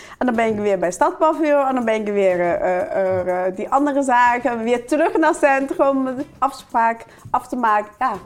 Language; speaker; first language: Dutch; non-native, fluent; Chinese